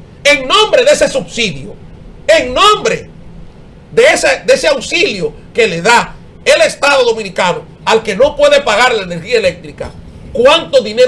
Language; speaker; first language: Spanish; native; Spanish